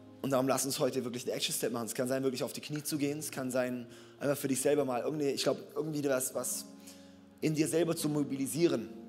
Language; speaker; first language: German; native; German